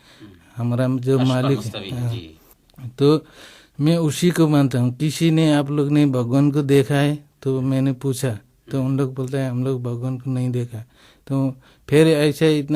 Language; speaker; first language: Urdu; non-native, learner; Nepali